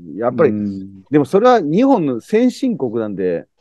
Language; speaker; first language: Japanese; native; Japanese